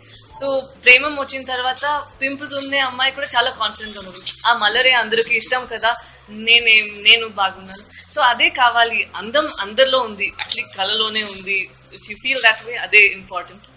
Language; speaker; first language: Telugu; non-native, fluent; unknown